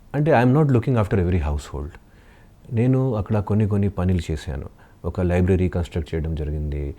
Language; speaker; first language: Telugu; non-native, fluent; Hindi